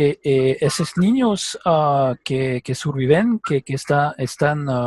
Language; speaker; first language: Spanish; non-native, learner; French